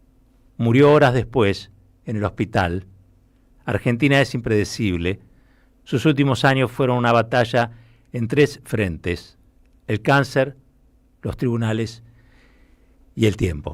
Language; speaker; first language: Spanish; native; Spanish